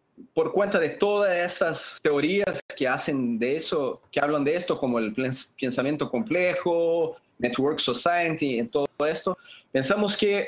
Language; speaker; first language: Spanish; non-native, fluent; Portuguese